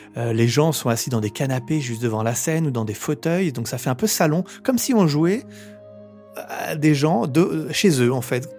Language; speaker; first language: French; native; French